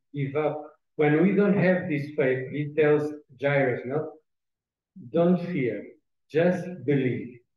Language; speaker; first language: English; non-native, fluent; Portuguese